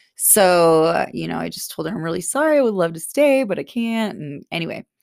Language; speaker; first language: English; native; English